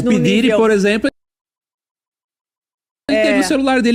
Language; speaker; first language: Portuguese; native; Portuguese